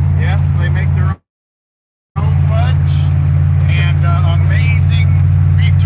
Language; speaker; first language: English; native; English